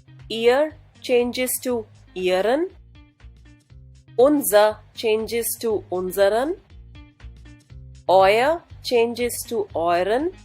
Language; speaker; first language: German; non-native, fluent; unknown